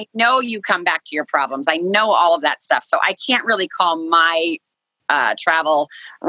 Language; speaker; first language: English; native; English